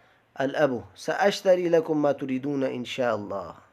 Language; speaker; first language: Arabic; non-native, fluent; Urdu